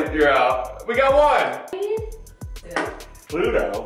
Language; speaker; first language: English; native; English